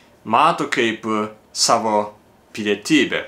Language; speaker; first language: Lithuanian; non-native, fluent; Japanese